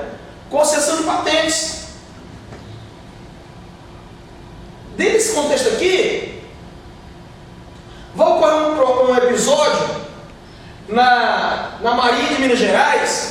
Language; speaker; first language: Portuguese; native; Portuguese